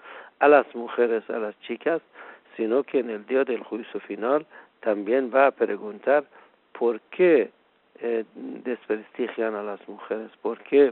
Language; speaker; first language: Spanish; non-native, fluent; Persian